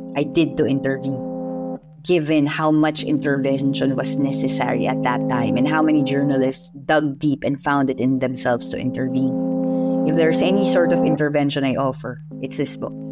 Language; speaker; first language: English; non-native, local second language; Filipino